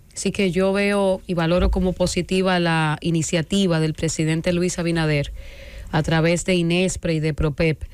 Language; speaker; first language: Spanish; native; Spanish